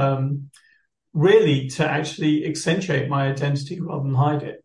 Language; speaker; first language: English; native; English